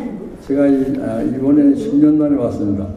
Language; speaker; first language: Japanese; non-native, learner; Korean